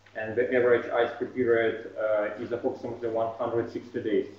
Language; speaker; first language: English; non-native, fluent; Russian